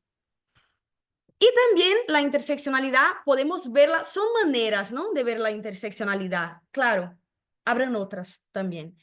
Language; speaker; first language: Spanish; non-native, fluent; Portuguese